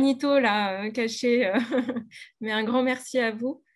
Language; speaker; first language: French; native; French